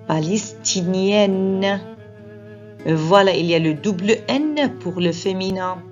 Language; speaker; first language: French; non-native, fluent; Arabic